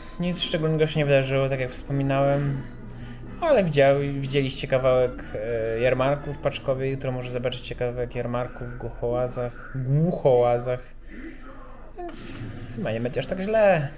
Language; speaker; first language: Polish; native; Polish